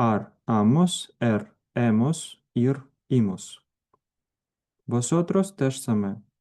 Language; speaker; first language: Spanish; non-native, fluent; Ukrainian